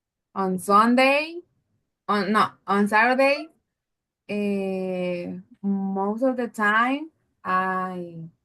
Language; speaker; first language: English; non-native, learner; Spanish